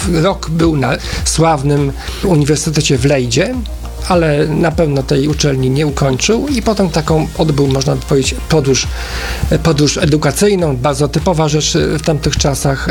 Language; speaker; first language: Polish; native; Polish